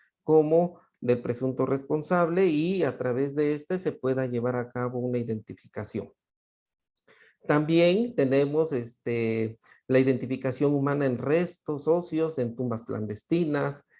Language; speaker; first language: Spanish; native; Spanish